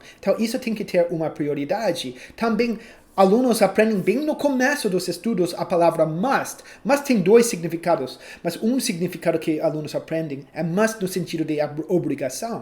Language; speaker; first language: Portuguese; non-native, fluent; English